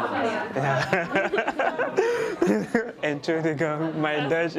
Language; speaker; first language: German; non-native, learner; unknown